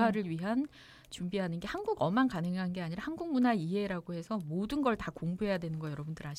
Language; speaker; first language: Korean; native; Korean